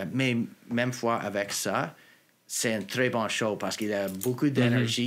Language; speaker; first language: French; non-native, local second language; English